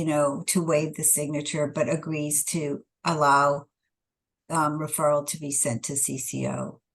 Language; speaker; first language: English; native; English